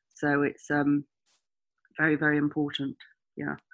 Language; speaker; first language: English; native; English